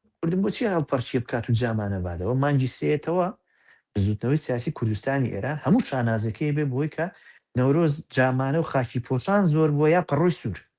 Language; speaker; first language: Central Kurdish; native; Central Kurdish